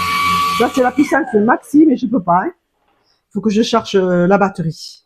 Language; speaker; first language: French; native; French